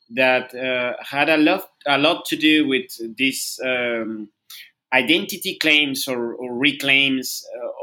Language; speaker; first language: English; non-native, fluent; Spanish